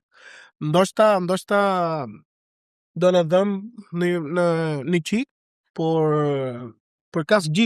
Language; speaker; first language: Albanian; non-native, learner; Spanish